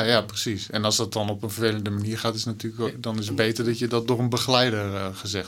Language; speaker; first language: Dutch; native; Dutch